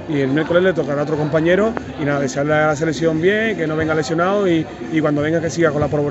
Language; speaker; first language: Spanish; native; Spanish